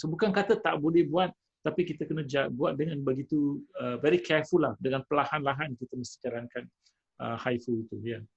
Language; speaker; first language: Malay; non-native, local second language; Tamil